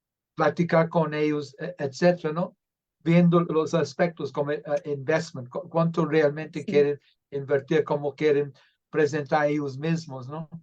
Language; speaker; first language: Spanish; non-native, fluent; English